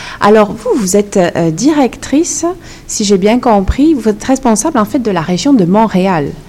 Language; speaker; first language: French; native; French